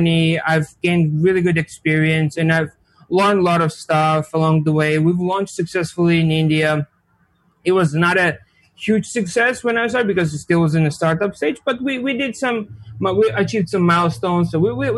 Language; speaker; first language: English; non-native, fluent; Georgian